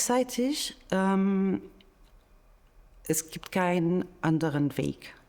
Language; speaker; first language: German; non-native, fluent; Arabic